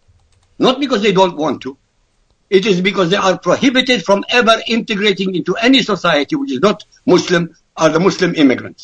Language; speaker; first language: English; non-native, fluent; Arabic